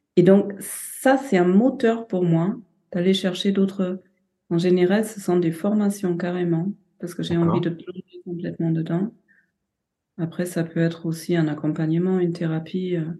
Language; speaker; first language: French; non-native, fluent; German